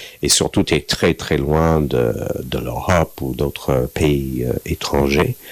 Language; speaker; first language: French; non-native, fluent; English